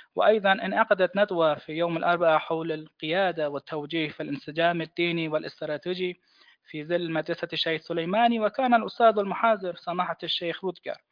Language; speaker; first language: Arabic; non-native, fluent; Persian